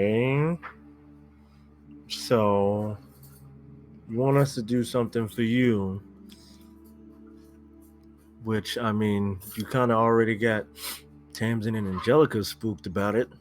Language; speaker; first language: English; native; English